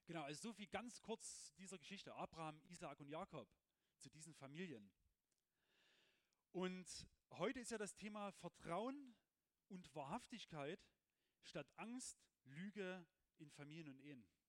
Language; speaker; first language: German; native; German